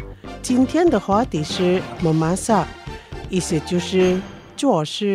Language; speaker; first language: Chinese; non-native, fluent; Indonesian